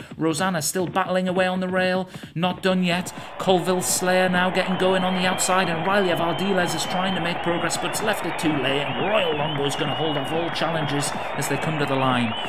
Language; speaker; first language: English; native; English